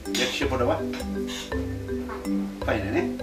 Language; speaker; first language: Polish; non-native, fluent; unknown